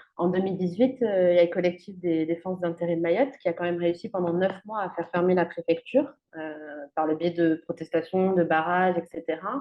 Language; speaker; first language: French; native; French